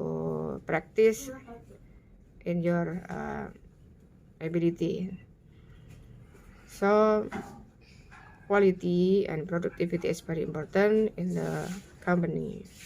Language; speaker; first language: English; non-native, learner; Indonesian